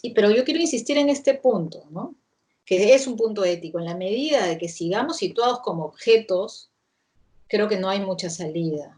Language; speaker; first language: Spanish; native; Spanish